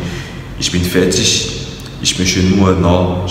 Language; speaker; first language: German; non-native, fluent; French